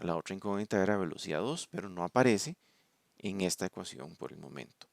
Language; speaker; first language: Spanish; native; Spanish